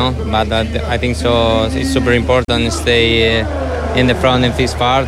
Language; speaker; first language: English; non-native, learner; Spanish